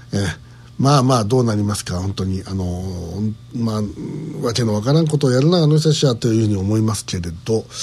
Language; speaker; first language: Japanese; native; Japanese